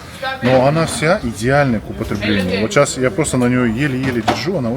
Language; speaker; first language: Russian; native; Russian